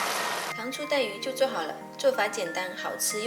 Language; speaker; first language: Chinese; native; Chinese